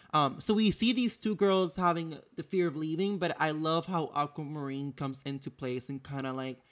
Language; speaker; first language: English; non-native, fluent; Spanish